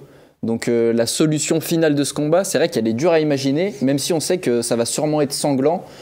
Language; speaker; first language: French; native; French